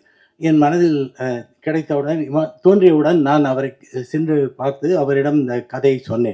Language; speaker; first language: Tamil; native; Tamil